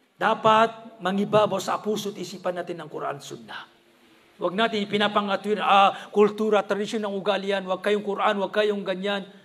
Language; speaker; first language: Filipino; non-native, local second language; Maranao